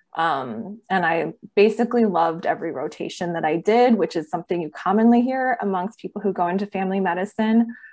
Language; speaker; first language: English; native; English